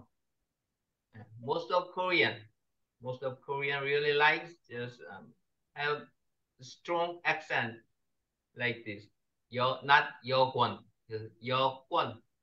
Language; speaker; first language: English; non-native, learner; Korean